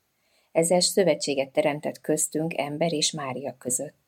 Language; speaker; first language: Hungarian; native; Hungarian